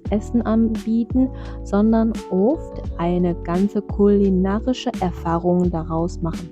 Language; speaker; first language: German; non-native, fluent; Vietnamese